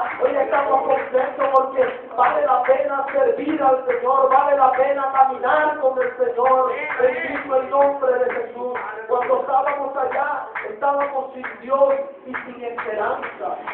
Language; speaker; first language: Spanish; native; Spanish